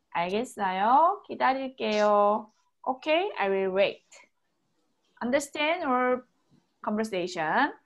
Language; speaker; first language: Korean; native; Korean